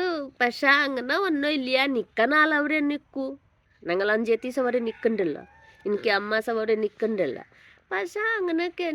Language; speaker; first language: Malayalam; non-native, learner; Hindi